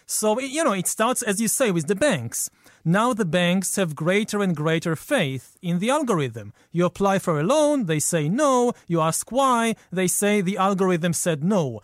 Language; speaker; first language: English; non-native, fluent; Hebrew